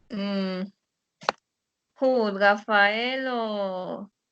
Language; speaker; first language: English; non-native, learner; Spanish